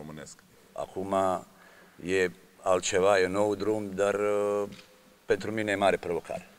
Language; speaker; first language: Romanian; non-native, learner; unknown